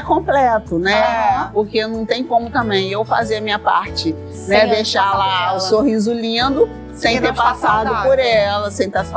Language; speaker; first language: Portuguese; native; Portuguese